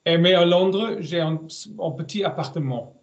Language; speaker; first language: French; non-native, learner; German